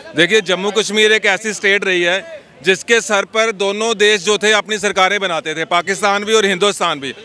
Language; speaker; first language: Hindi; native; Hindi